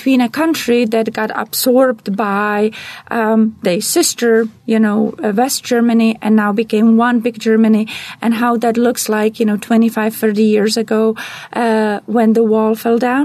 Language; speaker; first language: English; non-native, fluent; Czech